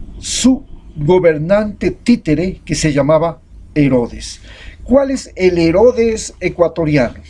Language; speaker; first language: Spanish; native; Spanish